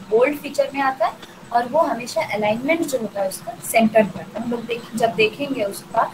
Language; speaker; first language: Hindi; non-native, local second language; Bangla